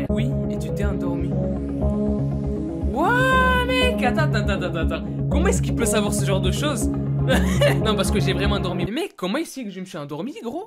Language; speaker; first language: French; native; French